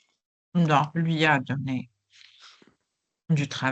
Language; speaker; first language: French; non-native, local second language; Arabic